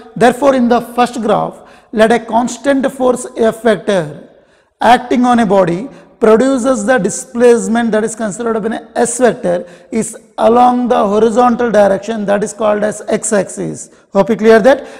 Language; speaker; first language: English; non-native, local second language; Kannada